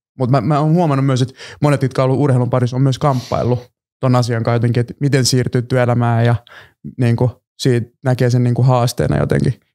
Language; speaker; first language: Finnish; early bilingual, other home language; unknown